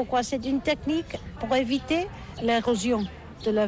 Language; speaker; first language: French; non-native, learner; Catalan